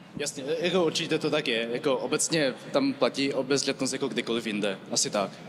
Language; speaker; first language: Czech; early bilingual, other home language; Vietnamese